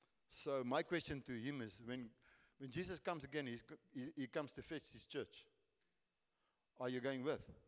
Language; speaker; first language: English; non-native, local second language; Afrikaans